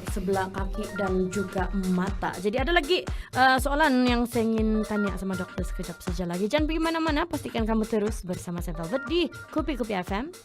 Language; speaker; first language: Malay; native; Malay